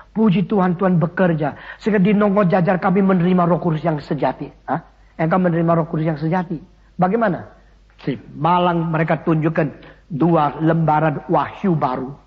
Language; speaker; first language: Indonesian; early bilingual, other home language; Min Nan Chinese